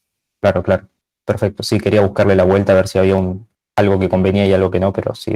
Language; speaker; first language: Spanish; native; Spanish